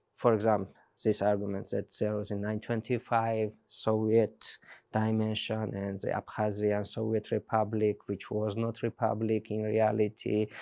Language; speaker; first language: English; non-native, fluent; Georgian